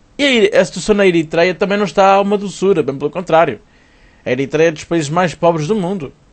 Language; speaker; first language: Portuguese; native; Portuguese